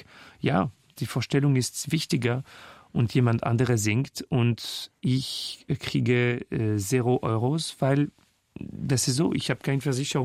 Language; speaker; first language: German; non-native, fluent; French